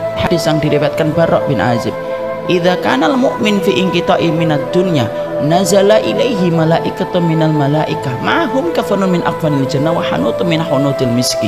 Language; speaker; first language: Indonesian; native; Indonesian